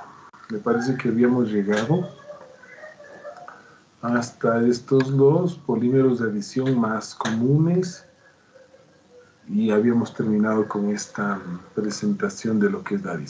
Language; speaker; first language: Spanish; native; Spanish